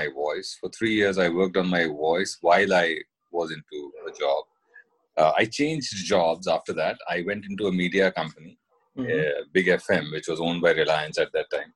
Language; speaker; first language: English; non-native, local second language; Hindi